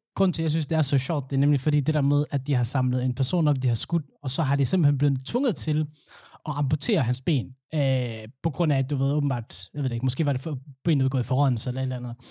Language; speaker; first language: Danish; early bilingual, other home language; Somali